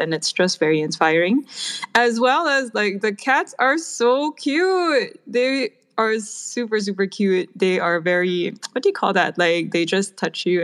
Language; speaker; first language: English; non-native, local second language; Filipino